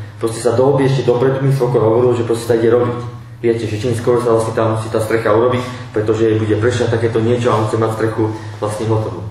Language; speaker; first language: Slovak; non-native, local second language; Romany